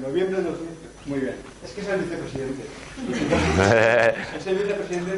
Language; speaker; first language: Spanish; native; Spanish